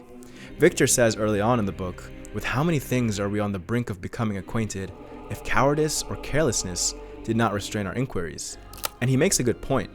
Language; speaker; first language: English; native; English